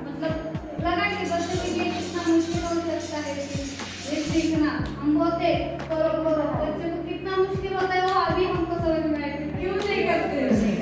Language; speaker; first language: Hindi; non-native, local second language; Marathi